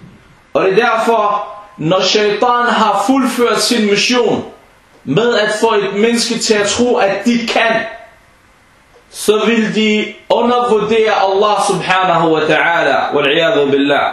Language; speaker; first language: Danish; non-native, fluent; Arabic